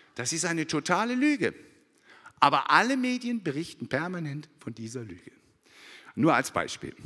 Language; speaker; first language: German; native; German